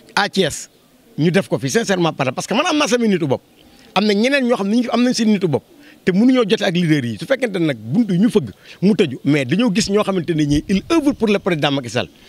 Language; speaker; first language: Wolof; native; Wolof